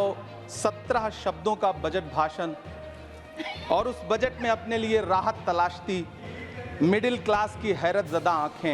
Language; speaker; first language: Hindi; native; Hindi